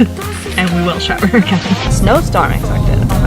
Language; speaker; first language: English; native; English